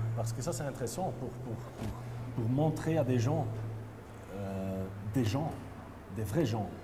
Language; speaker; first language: French; non-native, local second language; Dutch